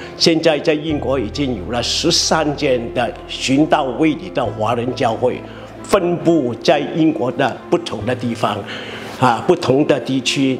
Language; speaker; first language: Chinese; native; Chinese